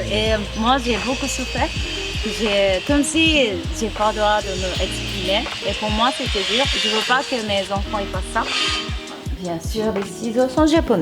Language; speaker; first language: French; non-native, fluent; Japanese